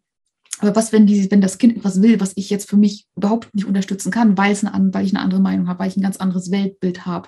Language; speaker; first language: German; native; German